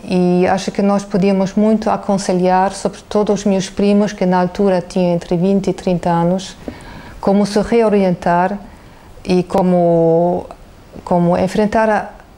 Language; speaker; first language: Portuguese; non-native, fluent; German